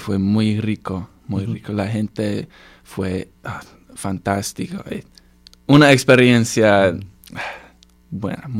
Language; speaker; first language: Spanish; non-native, learner; English